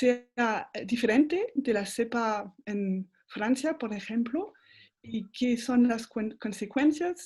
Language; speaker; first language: Spanish; non-native, fluent; French